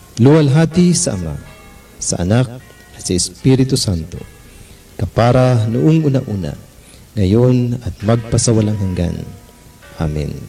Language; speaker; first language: Filipino; native; Filipino